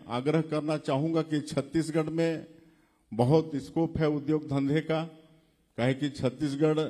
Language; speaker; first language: Hindi; native; Hindi